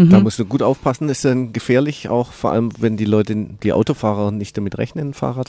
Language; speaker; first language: German; native; German